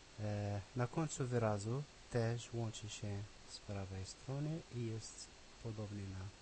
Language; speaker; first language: Polish; non-native, learner; Arabic